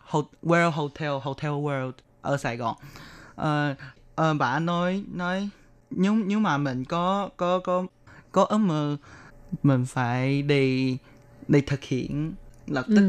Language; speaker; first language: Vietnamese; early bilingual, heritage; Chinese